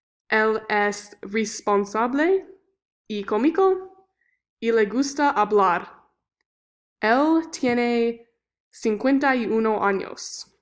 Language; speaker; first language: Spanish; non-native, learner; English